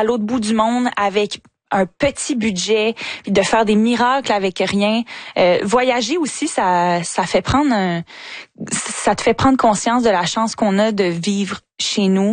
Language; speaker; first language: French; native; French